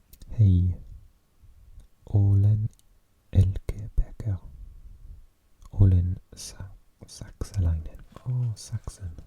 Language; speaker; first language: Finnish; non-native, learner; English